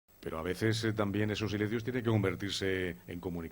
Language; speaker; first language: Spanish; native; Spanish